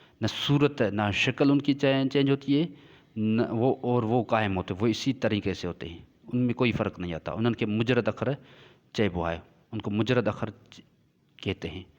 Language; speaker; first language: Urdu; non-native, local second language; Sindhi